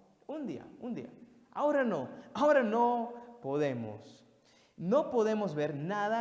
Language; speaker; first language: Spanish; non-native, fluent; English